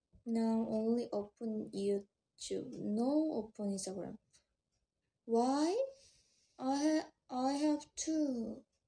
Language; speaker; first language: English; non-native, learner; Korean